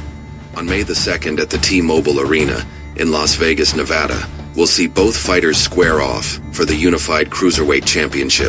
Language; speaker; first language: English; native; English